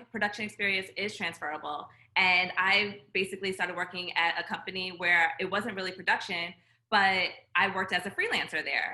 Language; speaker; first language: English; native; English